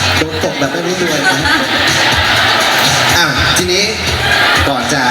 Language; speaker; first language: Thai; native; Thai